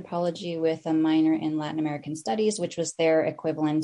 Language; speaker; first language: English; early bilingual, other home language; Filipino